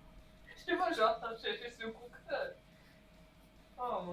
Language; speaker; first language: French; non-native, learner; Chinese